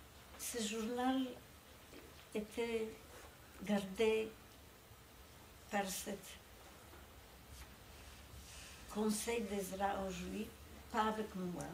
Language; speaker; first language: French; non-native, fluent; Polish